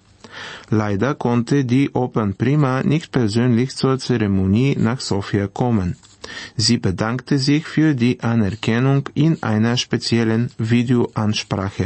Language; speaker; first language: German; non-native, fluent; Bulgarian